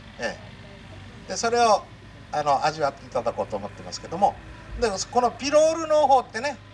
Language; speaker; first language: Japanese; native; Japanese